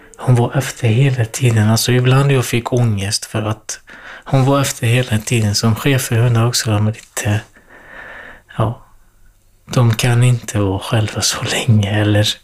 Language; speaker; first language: Swedish; non-native, fluent; Kurdish